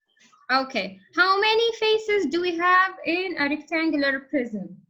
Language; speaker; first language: English; non-native, fluent; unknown